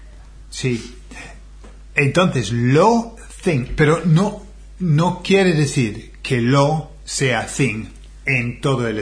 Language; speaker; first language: Spanish; non-native, fluent; English